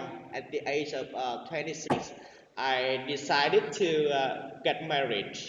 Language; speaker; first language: English; non-native, learner; Vietnamese